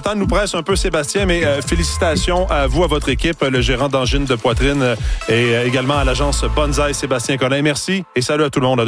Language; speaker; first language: French; native; French